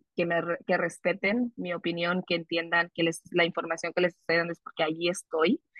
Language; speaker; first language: Spanish; early bilingual, heritage; Spanish